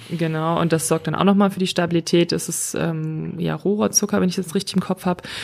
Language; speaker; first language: German; native; German